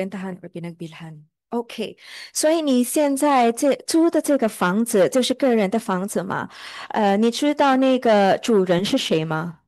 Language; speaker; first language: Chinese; early bilingual, heritage; Chinese